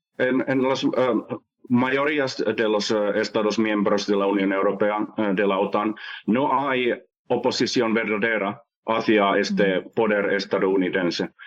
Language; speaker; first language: Spanish; non-native, fluent; Finnish